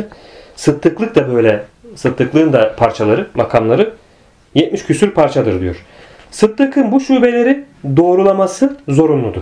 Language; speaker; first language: Turkish; native; Turkish